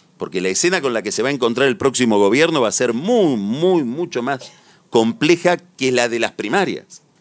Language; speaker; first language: Spanish; native; Spanish